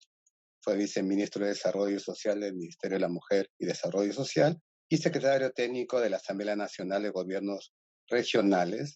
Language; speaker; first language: Spanish; native; Spanish